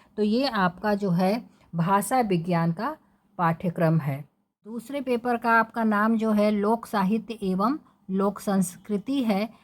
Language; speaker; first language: Hindi; native; Hindi